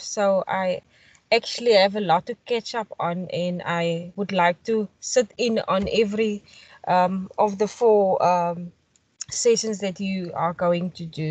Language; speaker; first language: English; non-native, local second language; Afrikaans